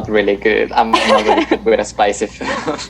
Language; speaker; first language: English; non-native, fluent; Spanish